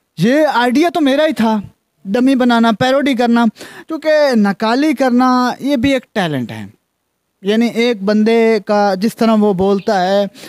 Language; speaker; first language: Urdu; non-native, local second language; Punjabi